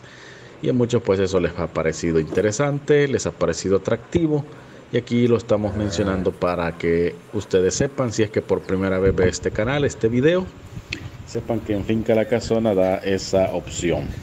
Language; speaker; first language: Spanish; native; Spanish